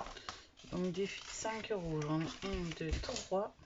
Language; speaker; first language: French; native; French